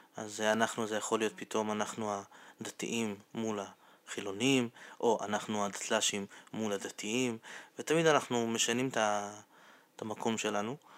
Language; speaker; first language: Hebrew; non-native, fluent; Russian